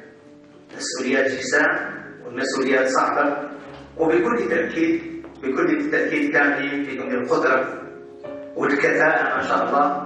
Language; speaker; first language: Arabic; native; Arabic